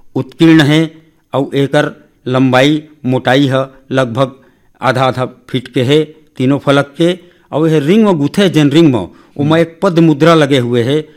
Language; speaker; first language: Hindi; non-native, local second language; Chhattisgarhi